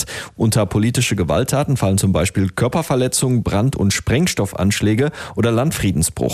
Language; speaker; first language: German; native; German